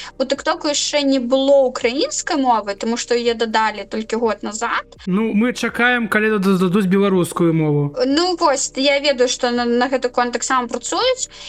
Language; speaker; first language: Belarusian; non-native, local second language; Russian